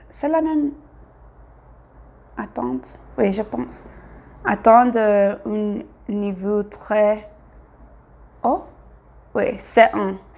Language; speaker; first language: French; non-native, learner; English